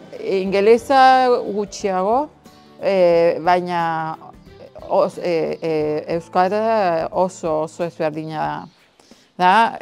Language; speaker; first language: Basque; non-native, learner; Spanish